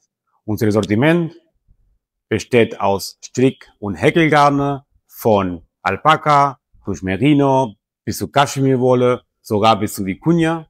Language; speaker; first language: German; non-native, fluent; Spanish